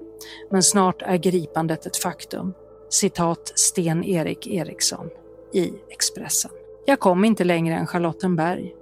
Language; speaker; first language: Swedish; native; Swedish